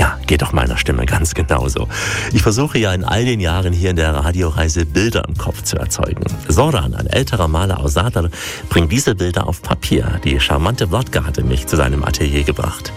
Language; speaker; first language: German; native; German